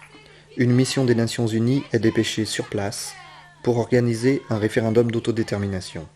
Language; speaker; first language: French; native; French